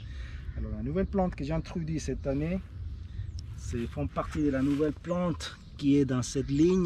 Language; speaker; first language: French; native; French